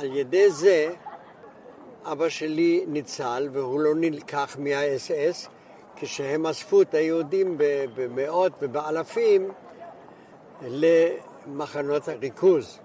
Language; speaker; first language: Hebrew; non-native, fluent; German